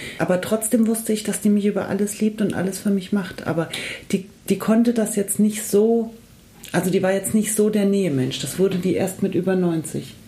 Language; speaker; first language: German; native; German